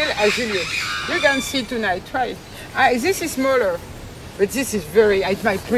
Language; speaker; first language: English; non-native, learner; French